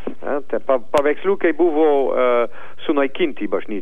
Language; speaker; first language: Lithuanian; non-native, learner; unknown